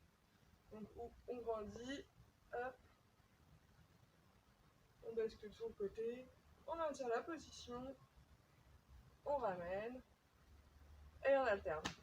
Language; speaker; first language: French; native; French